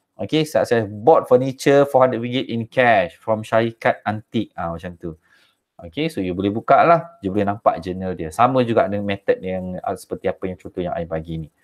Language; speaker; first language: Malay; native; Malay